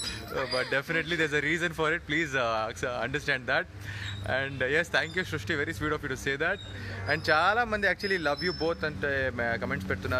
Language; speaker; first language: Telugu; non-native, learner; Arabic